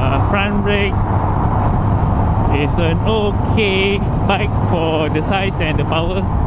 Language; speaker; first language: English; non-native, local second language; Malay